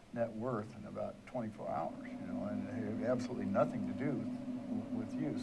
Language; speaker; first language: English; native; English